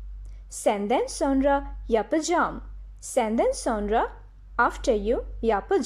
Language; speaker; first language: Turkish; non-native, fluent; Bangla